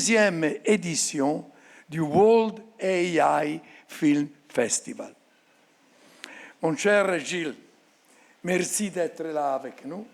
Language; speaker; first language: French; non-native, fluent; Italian